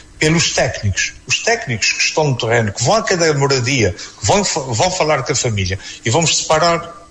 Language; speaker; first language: Portuguese; native; Portuguese